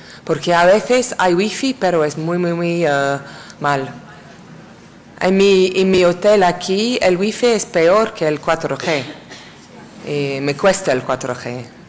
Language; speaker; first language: Spanish; non-native, learner; English